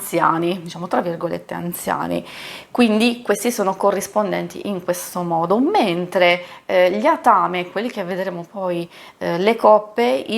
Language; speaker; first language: Italian; native; Italian